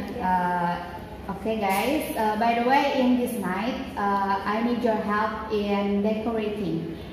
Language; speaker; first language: English; non-native, learner; Indonesian